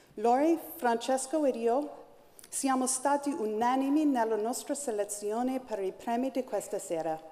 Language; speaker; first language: Italian; non-native, learner; English